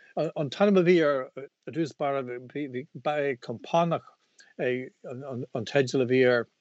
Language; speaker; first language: Irish; non-native, local second language; English